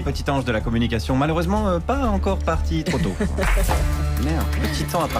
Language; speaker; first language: French; native; French